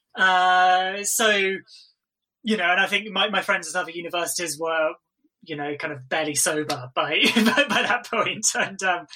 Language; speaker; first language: English; native; English